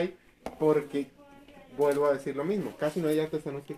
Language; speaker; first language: Spanish; native; Spanish